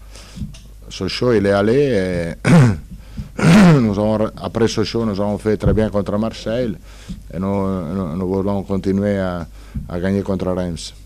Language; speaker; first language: French; non-native, learner; Italian